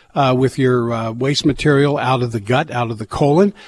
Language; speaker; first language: English; native; English